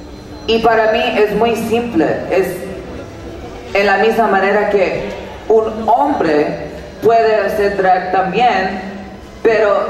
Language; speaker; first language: Spanish; early bilingual, heritage; Spanish